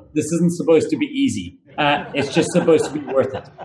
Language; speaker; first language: English; native; English